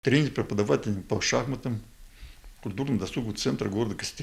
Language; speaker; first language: Russian; native; Russian